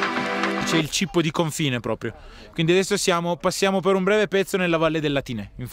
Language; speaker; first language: Italian; native; Italian